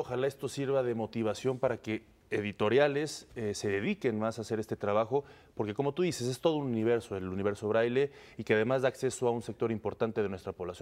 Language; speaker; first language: Spanish; native; Spanish